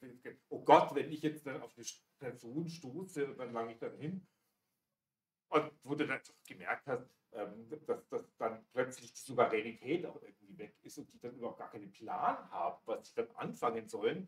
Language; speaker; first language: German; native; German